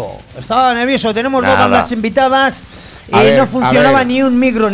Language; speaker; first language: Spanish; native; Spanish